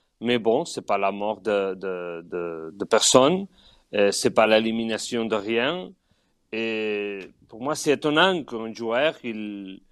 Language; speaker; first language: French; non-native, fluent; Catalan